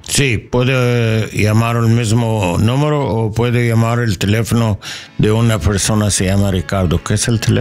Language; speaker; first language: Spanish; non-native, learner; English